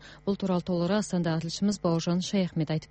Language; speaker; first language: Kazakh; native; Kazakh